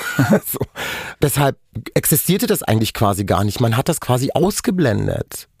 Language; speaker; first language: German; non-native, local second language; Romany